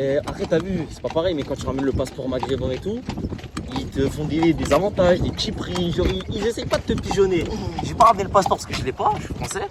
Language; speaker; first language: French; native; French